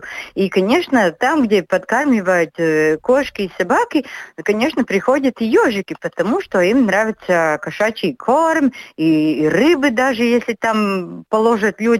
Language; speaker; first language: Russian; non-native, local second language; Latvian